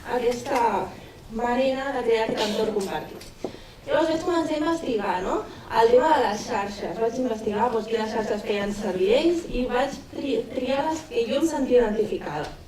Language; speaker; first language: Catalan; non-native, local second language; Spanish